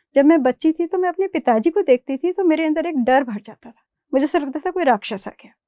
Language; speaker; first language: Hindi; native; Hindi